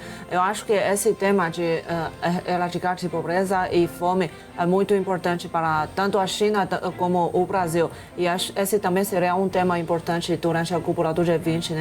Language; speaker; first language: Portuguese; non-native, fluent; Chinese